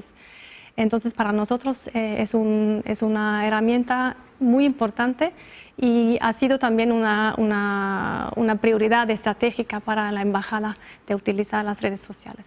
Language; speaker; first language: Spanish; non-native, fluent; Norwegian